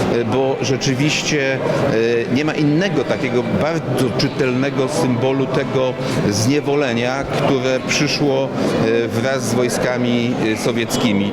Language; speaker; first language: Polish; native; Polish